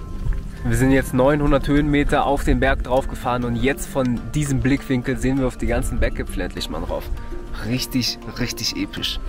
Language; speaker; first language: German; native; German